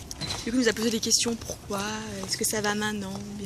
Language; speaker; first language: French; native; French